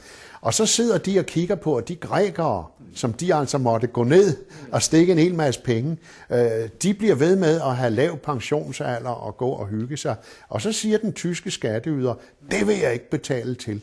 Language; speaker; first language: Danish; native; Danish